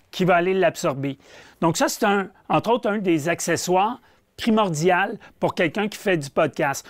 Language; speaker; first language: French; native; French